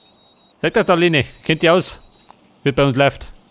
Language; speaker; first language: German; native; German